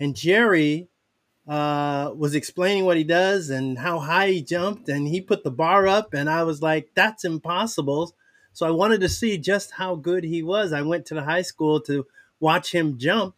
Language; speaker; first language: English; native; English